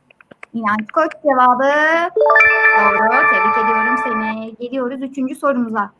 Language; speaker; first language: Turkish; native; Turkish